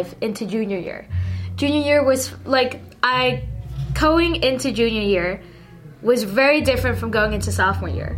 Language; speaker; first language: English; early bilingual, other home language; Min Nan Chinese